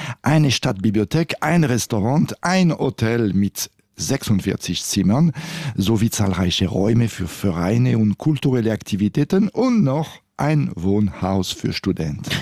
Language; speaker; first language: German; non-native, local second language; French